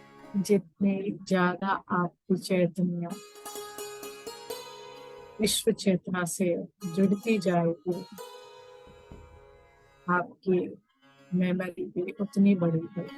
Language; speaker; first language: Hindi; native; Hindi